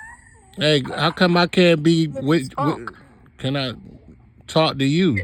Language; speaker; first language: English; native; English